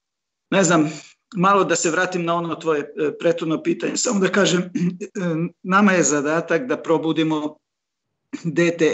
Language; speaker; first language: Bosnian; non-native, local second language; Hungarian